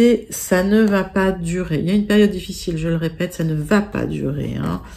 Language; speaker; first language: French; native; French